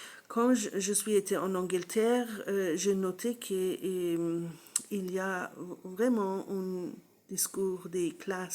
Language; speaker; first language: French; non-native, learner; English